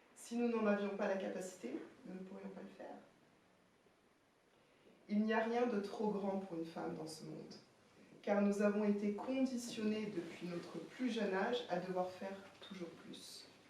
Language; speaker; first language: French; native; French